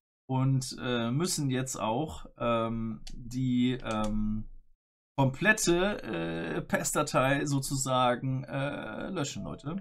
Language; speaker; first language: German; native; German